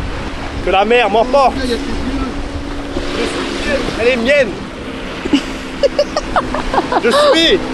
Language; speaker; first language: French; native; French